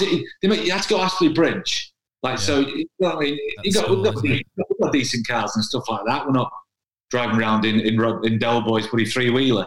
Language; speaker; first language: English; native; English